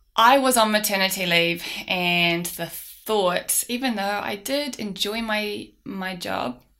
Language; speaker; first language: English; native; English